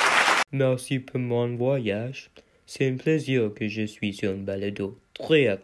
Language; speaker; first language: French; non-native, learner; English